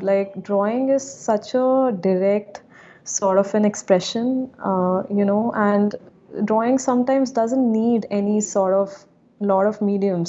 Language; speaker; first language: English; non-native, local second language; Hindi